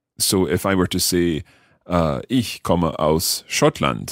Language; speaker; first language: German; non-native, learner; English